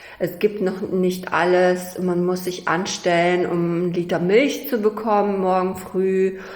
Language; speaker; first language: German; early bilingual, other home language; Russian